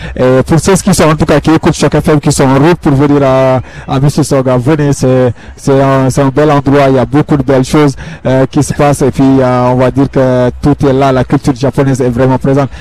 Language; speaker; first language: French; non-native, local second language; Fula